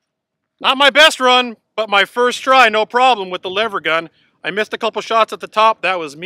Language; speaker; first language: English; native; English